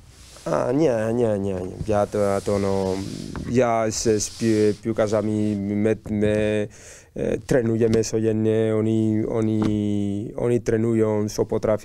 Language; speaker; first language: Polish; non-native, learner; Spanish